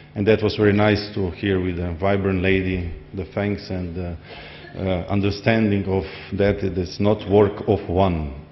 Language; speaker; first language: English; non-native, fluent; Slovenian